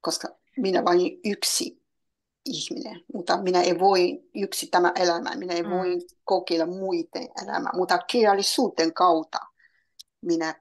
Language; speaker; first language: Finnish; non-native, learner; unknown